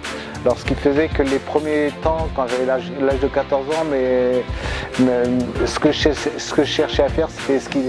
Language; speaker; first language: French; native; French